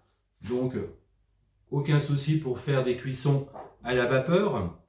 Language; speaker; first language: French; native; French